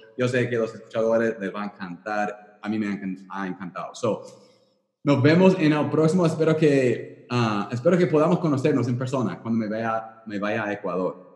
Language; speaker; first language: Spanish; non-native, fluent; English